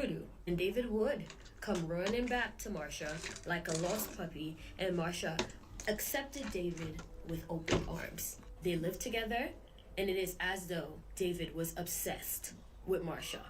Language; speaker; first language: English; native; English